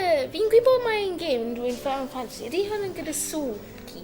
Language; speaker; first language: Welsh; non-native, local second language; English